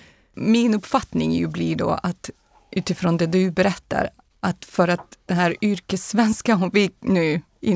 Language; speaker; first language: Swedish; non-native, fluent; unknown